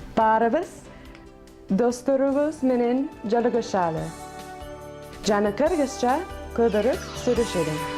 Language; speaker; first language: Kyrgyz; non-native, learner; English